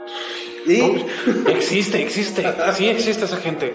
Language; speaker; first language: Spanish; native; Spanish